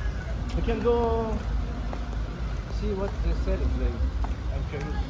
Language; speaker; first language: English; non-native, learner; French